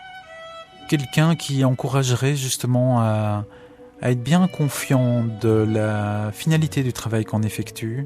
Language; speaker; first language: French; native; French